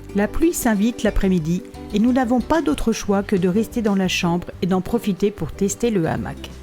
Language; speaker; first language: French; native; French